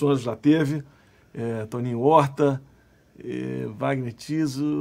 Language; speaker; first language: Portuguese; native; Portuguese